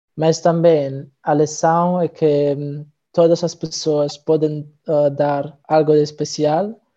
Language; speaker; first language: Portuguese; non-native, fluent; Italian